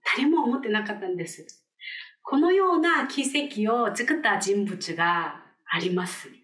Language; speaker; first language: Japanese; non-native, fluent; Korean